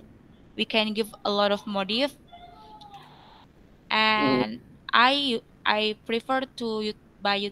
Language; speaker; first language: English; non-native, learner; Indonesian